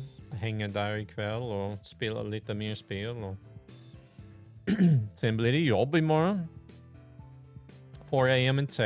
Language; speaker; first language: Swedish; non-native, fluent; English